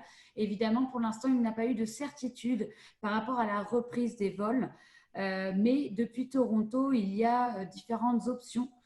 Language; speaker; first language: French; native; French